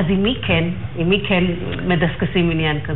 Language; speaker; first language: Hebrew; native; Hebrew